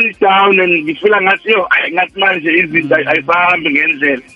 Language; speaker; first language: English; non-native, local second language; Zulu